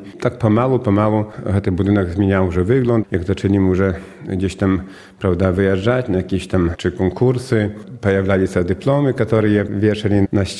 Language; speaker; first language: Polish; non-native, local second language; Belarusian